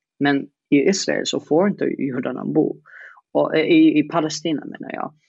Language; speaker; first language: Swedish; non-native, fluent; Arabic